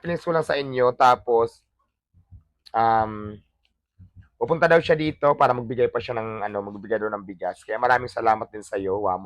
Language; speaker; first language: Filipino; non-native, local second language; Hiligaynon